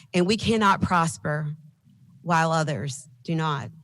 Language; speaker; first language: English; native; English